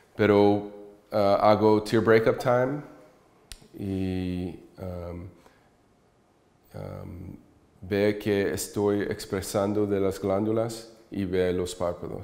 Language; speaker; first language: Spanish; early bilingual, heritage; English